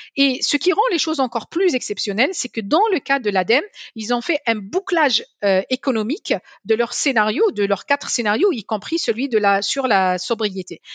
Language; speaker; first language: French; non-native, local second language; Arabic